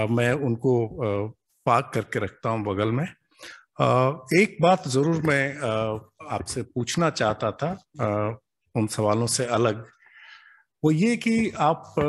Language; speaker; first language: Hindi; native; Hindi